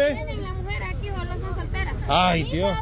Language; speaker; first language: Spanish; native; Spanish